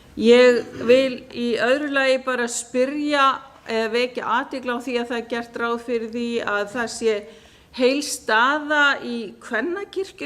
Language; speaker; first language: Icelandic; native; Icelandic